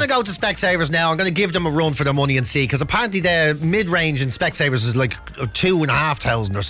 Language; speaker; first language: English; native; English